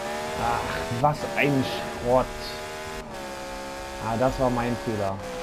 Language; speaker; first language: German; native; German